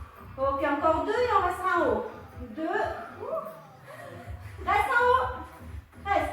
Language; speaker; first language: French; native; French